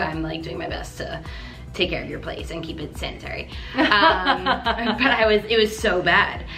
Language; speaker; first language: English; native; English